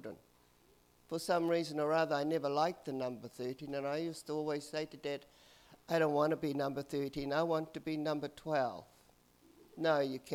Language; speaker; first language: English; native; English